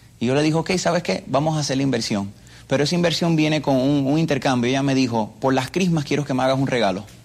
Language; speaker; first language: Spanish; early bilingual, other home language; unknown